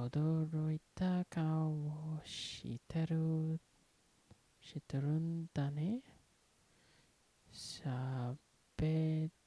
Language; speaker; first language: Japanese; non-native, learner; English